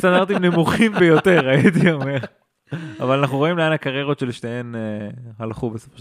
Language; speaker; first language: Hebrew; native; Hebrew